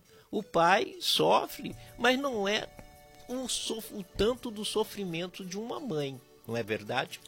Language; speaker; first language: Portuguese; native; Portuguese